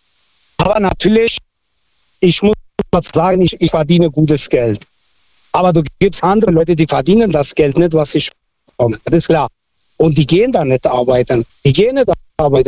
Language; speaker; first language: German; non-native, fluent; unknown